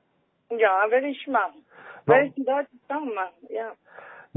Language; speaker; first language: German; non-native, fluent; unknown